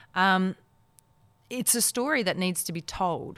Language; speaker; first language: English; early bilingual, other home language; Dutch